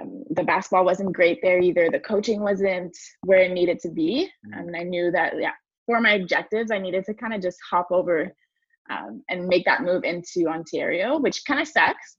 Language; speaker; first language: English; early bilingual, other home language; French